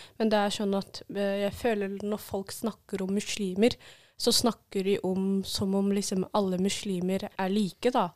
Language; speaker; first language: Norwegian; early bilingual, other home language; Somali